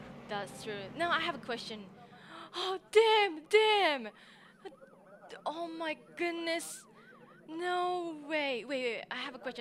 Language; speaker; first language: English; non-native, fluent; Japanese